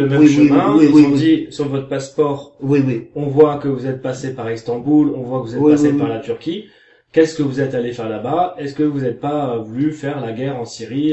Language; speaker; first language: French; native; French